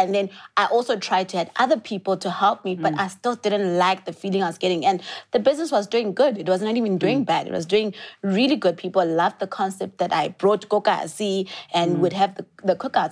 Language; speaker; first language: English; non-native, local second language; Southern Sotho